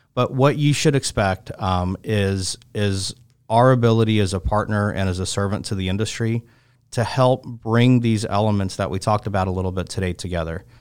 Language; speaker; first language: English; native; English